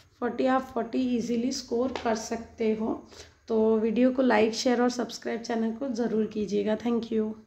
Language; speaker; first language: Hindi; non-native, local second language; Marathi